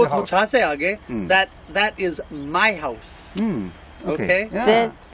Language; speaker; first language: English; non-native, fluent; Korean